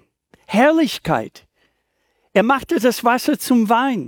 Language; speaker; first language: German; non-native, fluent; English